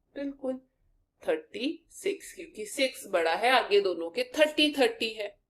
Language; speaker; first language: Hindi; non-native, local second language; Punjabi